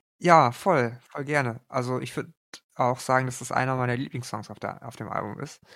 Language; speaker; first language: German; native; German